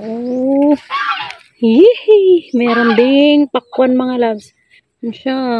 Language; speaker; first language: Filipino; non-native, local second language; Iloko